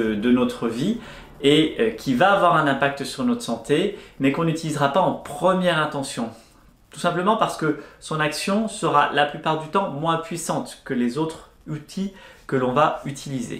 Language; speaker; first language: French; native; French